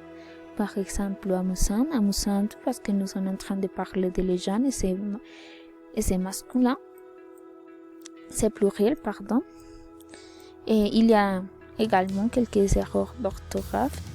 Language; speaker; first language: French; non-native, learner; Spanish